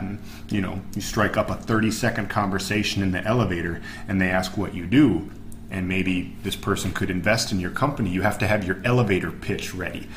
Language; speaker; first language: English; native; English